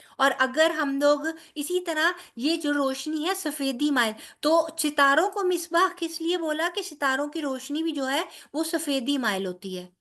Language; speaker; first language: Urdu; non-native, local second language; Punjabi